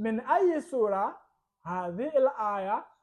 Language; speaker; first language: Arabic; non-native, fluent; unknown